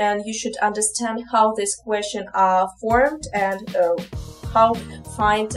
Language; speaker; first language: English; non-native, fluent; Ukrainian